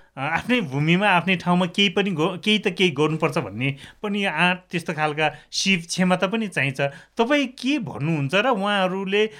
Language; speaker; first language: Nepali; native; Nepali